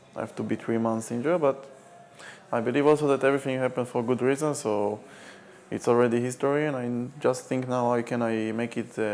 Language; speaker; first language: English; non-native, learner; Hebrew